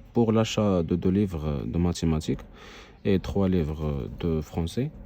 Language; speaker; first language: French; non-native, local second language; Arabic